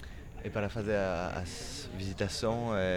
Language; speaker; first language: Spanish; non-native, learner; French